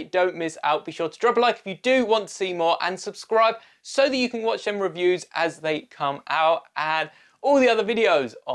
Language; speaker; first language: English; native; English